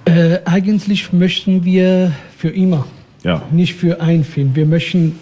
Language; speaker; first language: German; non-native, fluent; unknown